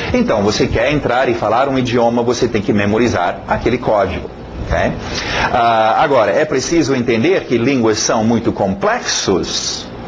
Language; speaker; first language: Portuguese; non-native, fluent; English